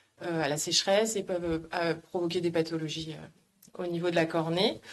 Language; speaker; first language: French; native; French